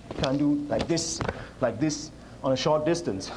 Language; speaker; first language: English; non-native, fluent; German